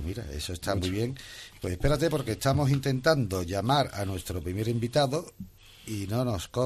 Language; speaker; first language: Spanish; native; Spanish